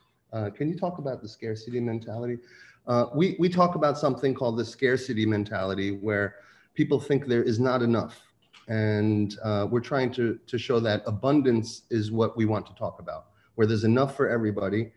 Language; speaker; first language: English; native; English